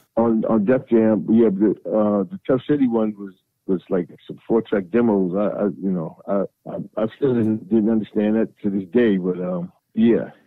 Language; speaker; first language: English; native; English